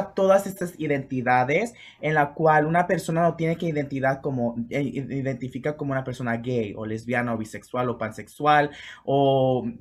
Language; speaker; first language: Spanish; early bilingual, heritage; Spanish